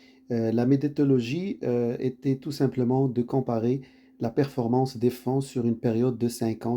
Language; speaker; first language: French; native; French